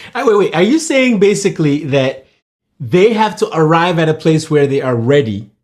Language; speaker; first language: English; non-native, local second language; Yoruba